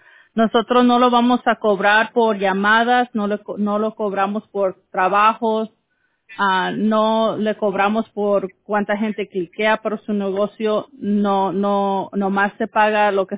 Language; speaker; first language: Spanish; early bilingual, heritage; Spanish